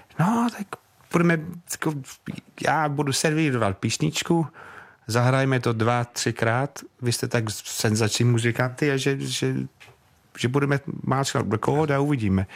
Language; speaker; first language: Czech; non-native, learner; English